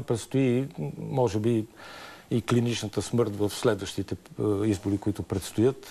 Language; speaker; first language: Bulgarian; native; Bulgarian